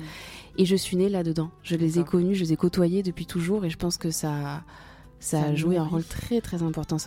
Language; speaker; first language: French; native; French